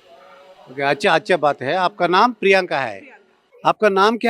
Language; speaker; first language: Hindi; non-native, local second language; Telugu